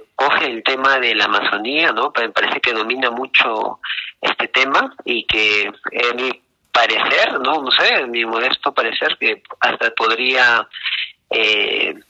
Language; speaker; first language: Spanish; native; Spanish